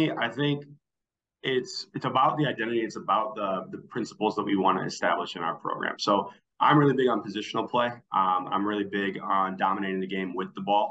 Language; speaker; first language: English; native; English